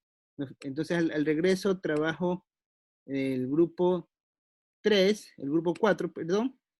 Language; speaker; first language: Spanish; native; Spanish